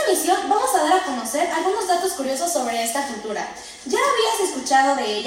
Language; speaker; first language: Spanish; native; Spanish